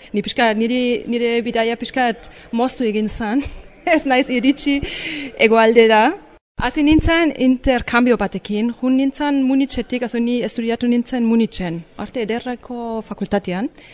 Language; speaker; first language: Basque; non-native, fluent; German